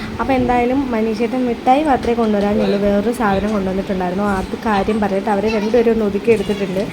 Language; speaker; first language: Malayalam; native; Malayalam